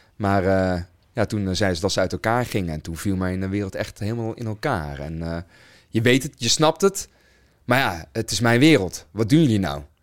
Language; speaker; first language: Dutch; native; Dutch